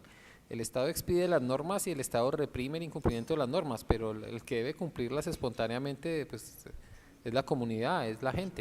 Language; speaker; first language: Spanish; native; Spanish